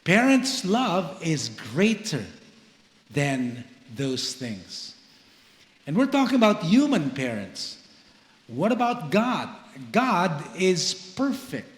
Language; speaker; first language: English; non-native, local second language; Filipino